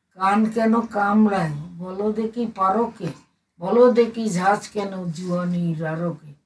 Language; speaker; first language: Bangla; native; Bangla